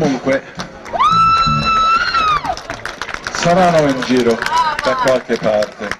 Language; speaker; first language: Italian; non-native, fluent; English